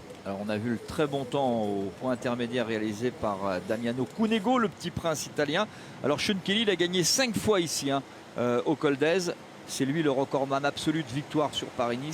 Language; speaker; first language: French; native; French